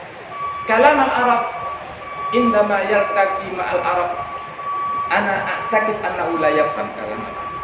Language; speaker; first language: Arabic; non-native, learner; Indonesian